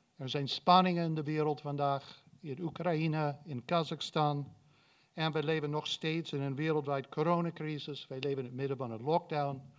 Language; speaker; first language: Dutch; non-native, fluent; English